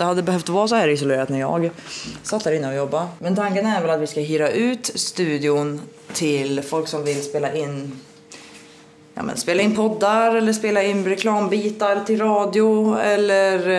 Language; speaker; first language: Swedish; native; Swedish